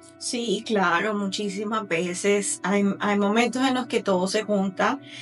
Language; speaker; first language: Spanish; native; Spanish